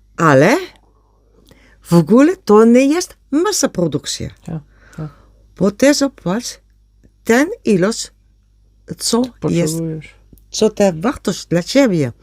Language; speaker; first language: Polish; non-native, learner; Dutch